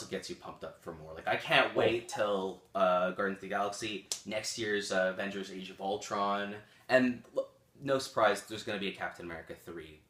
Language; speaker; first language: English; native; English